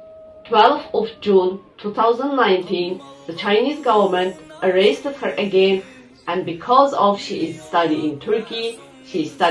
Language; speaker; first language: English; non-native, learner; Uyghur